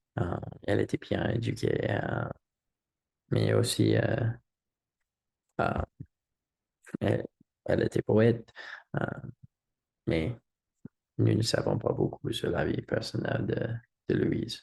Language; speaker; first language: French; non-native, learner; English